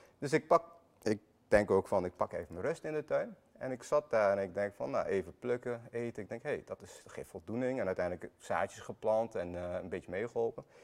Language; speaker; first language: Dutch; early bilingual, other home language; Armenian